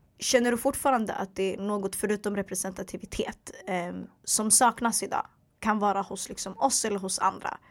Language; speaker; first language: Swedish; early bilingual, other home language; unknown